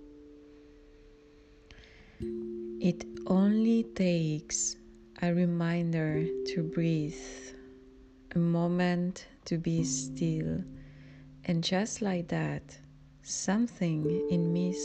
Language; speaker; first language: English; non-native, fluent; Spanish